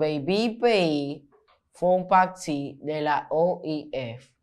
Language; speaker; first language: French; non-native, learner; Spanish